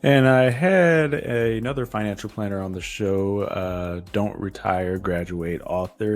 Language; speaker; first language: English; native; English